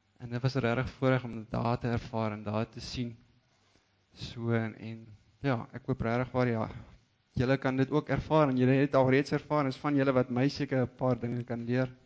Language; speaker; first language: Afrikaans; native; Afrikaans